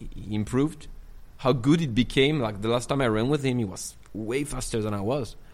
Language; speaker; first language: English; non-native, fluent; French